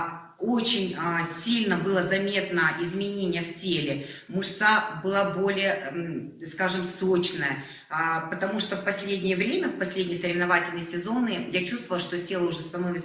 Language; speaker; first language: Russian; native; Russian